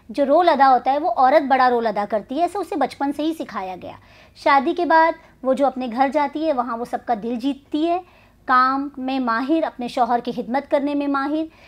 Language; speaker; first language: Hindi; non-native, local second language; Urdu